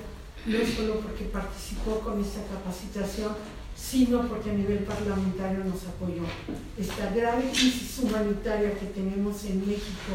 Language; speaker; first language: Spanish; native; Spanish